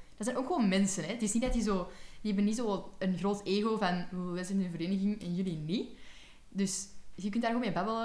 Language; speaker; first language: Dutch; native; Dutch